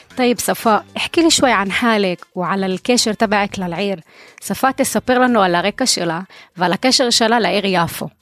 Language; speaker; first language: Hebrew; non-native, local second language; Arabic